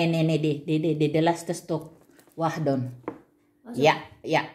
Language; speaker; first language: Dutch; non-native, learner; Filipino